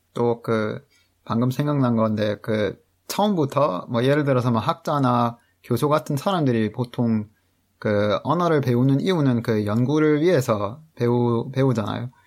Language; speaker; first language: Korean; non-native, fluent; English